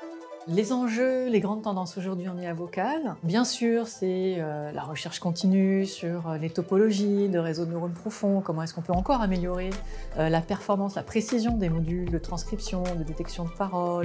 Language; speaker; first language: French; native; French